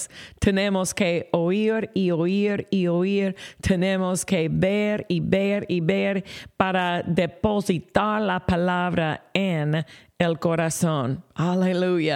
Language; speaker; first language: Spanish; non-native, fluent; English